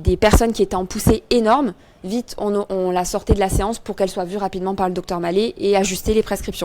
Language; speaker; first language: French; native; French